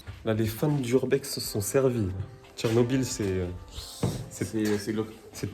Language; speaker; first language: French; native; French